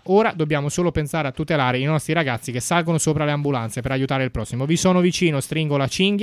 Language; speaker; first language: Italian; native; Italian